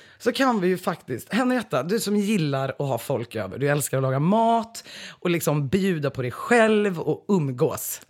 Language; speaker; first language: Swedish; native; Swedish